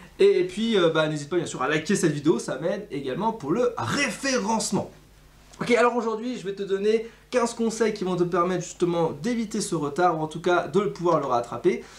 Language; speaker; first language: French; native; French